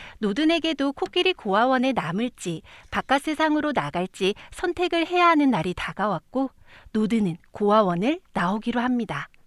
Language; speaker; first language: Korean; native; Korean